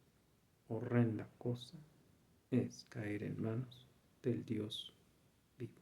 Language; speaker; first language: Spanish; native; Spanish